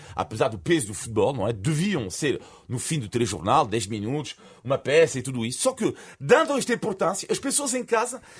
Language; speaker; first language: Portuguese; non-native, fluent; French